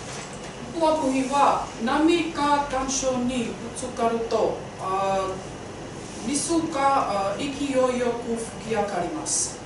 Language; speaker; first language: Japanese; non-native, learner; Tongan